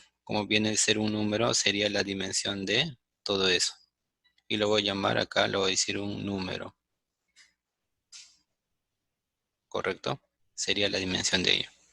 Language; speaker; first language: Spanish; native; Spanish